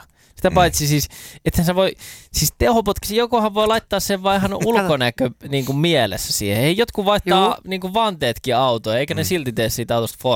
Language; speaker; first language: Finnish; native; Finnish